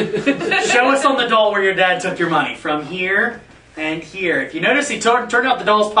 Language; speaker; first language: English; native; English